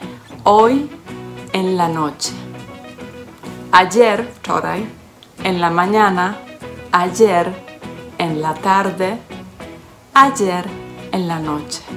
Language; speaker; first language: Spanish; non-native, fluent; Polish